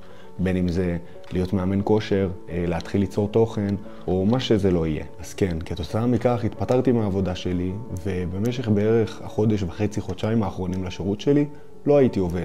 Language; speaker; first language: Hebrew; native; Hebrew